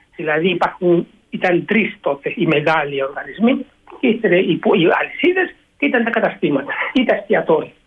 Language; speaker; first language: Greek; native; Greek